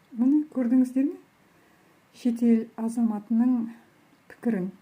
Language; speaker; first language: Kazakh; native; Kazakh